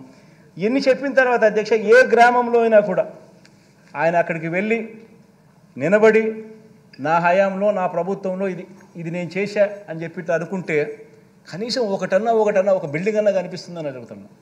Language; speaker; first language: Telugu; native; Telugu